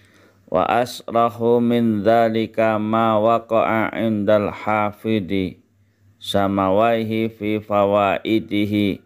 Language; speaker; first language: Arabic; non-native, fluent; Indonesian